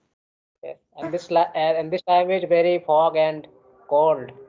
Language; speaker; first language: English; non-native, learner; Hindi